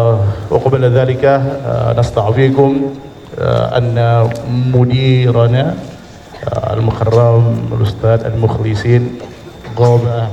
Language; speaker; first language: Arabic; non-native, fluent; Indonesian